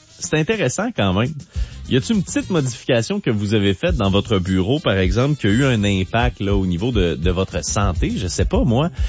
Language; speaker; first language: French; native; French